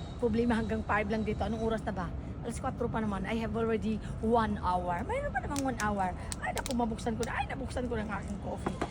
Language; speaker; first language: Filipino; native; Filipino